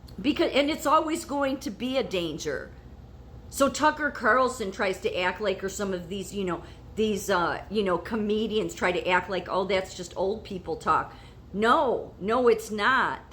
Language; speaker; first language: English; native; English